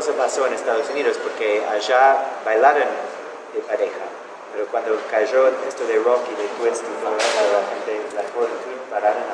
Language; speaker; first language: Spanish; non-native, fluent; English